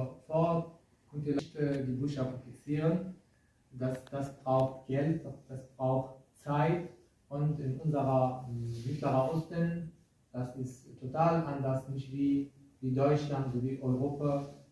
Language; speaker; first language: German; non-native, learner; Kurdish